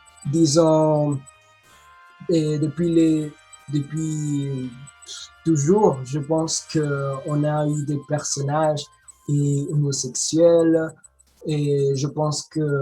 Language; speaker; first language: French; non-native, learner; Spanish